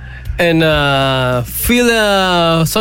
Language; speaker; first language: Dutch; non-native, learner; Spanish